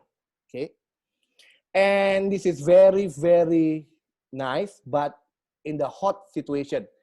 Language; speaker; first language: English; non-native, learner; Indonesian